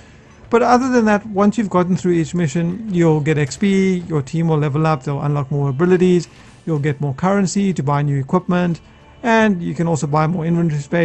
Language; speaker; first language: English; native; English